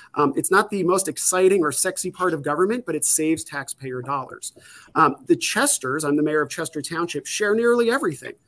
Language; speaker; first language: English; native; English